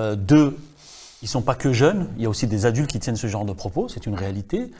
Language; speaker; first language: French; native; French